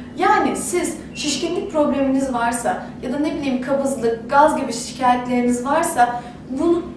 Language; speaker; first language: Turkish; native; Turkish